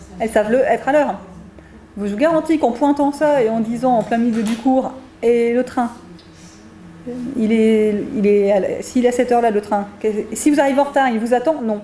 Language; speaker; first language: French; native; French